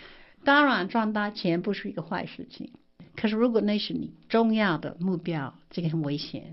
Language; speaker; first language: Chinese; non-native, fluent; English